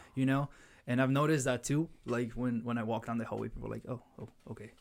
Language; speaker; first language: English; early bilingual, other home language; Spanish